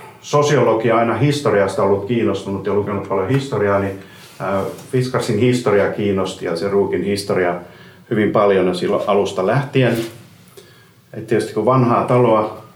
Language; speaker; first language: Finnish; native; Finnish